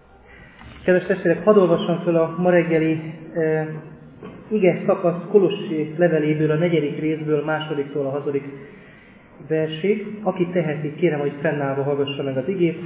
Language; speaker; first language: Hungarian; native; Hungarian